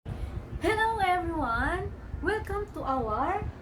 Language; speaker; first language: English; non-native, local second language; Filipino